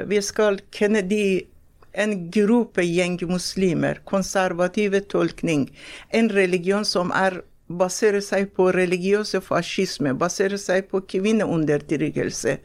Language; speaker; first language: Norwegian; non-native, fluent; Persian